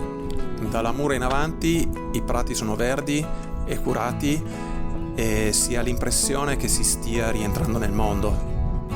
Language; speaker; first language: Italian; native; Italian